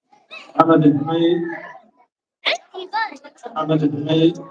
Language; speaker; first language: Arabic; native; Arabic